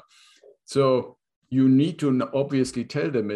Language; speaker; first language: English; non-native, fluent; German